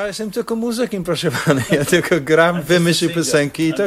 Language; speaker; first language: Polish; non-native, fluent; English